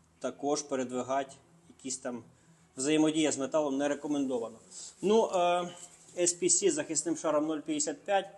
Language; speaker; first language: Ukrainian; non-native, local second language; Russian